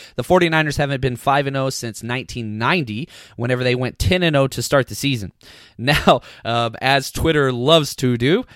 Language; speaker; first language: English; native; English